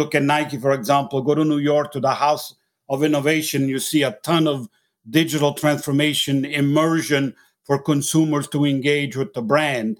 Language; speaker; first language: English; non-native, fluent; Italian